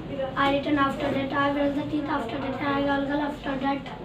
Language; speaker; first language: English; non-native, learner; Hindi